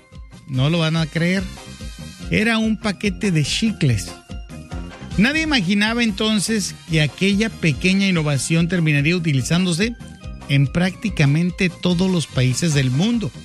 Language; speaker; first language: Spanish; native; Spanish